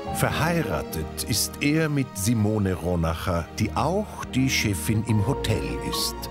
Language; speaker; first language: German; native; German